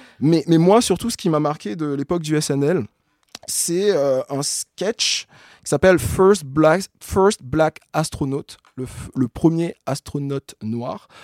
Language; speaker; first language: French; native; French